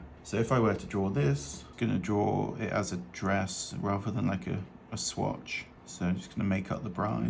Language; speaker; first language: English; native; English